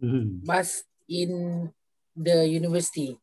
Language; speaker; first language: English; non-native, learner; Malay